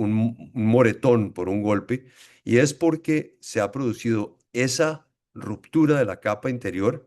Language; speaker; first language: Spanish; native; Spanish